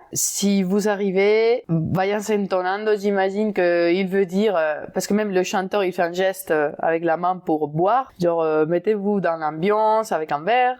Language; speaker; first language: French; non-native, fluent; Spanish